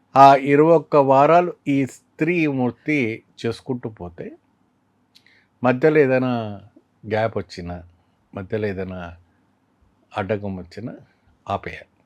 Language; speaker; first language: Telugu; non-native, fluent; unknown